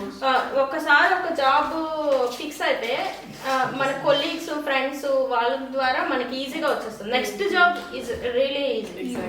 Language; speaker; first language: Telugu; native; Telugu